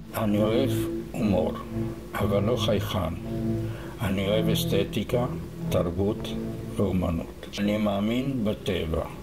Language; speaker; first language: Hebrew; non-native, fluent; Romanian